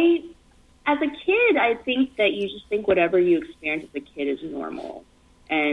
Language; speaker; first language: English; early bilingual, other home language; Chinese